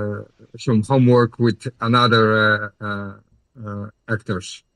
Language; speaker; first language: English; non-native, learner; Dutch